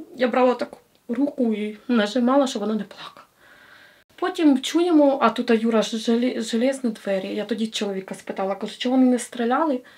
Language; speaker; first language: Ukrainian; native; Ukrainian